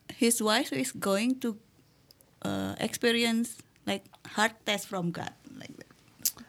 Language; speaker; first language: English; non-native, learner; Indonesian